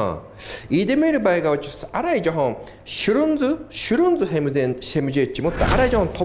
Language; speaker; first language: Mongolian; non-native, fluent; Japanese